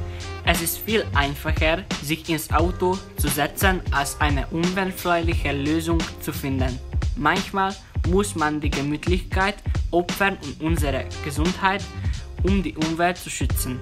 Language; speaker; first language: German; non-native, learner; Hungarian